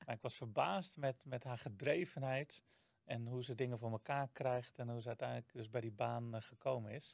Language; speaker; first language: Dutch; native; Dutch